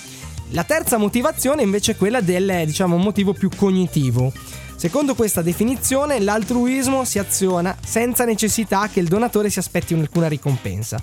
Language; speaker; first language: Italian; native; Italian